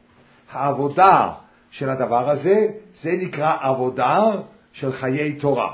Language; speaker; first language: Hebrew; non-native, fluent; English